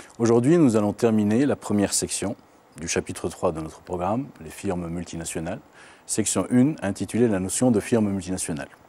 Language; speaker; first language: French; non-native, local second language; Arabic